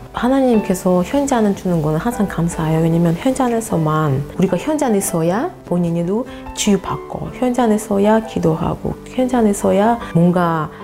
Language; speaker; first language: Korean; non-native, fluent; Russian